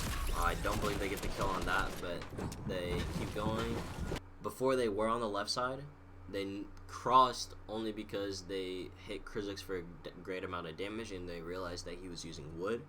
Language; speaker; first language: English; native; English